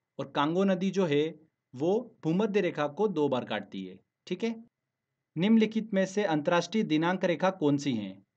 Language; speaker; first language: Hindi; native; Hindi